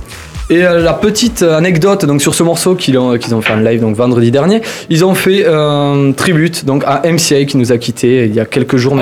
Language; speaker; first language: French; native; French